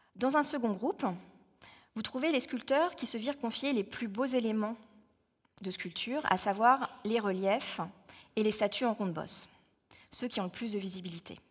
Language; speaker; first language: French; native; French